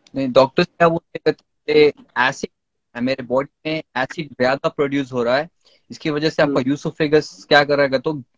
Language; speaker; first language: Hindi; non-native, local second language; Urdu